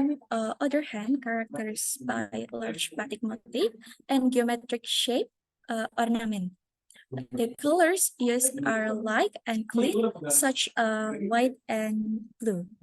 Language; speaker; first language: English; non-native, learner; Indonesian